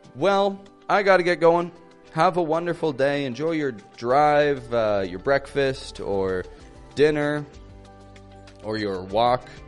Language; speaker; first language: English; native; English